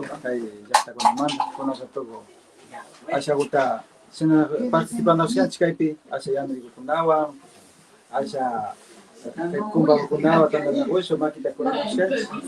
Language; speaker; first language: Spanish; non-native, local second language; Quechua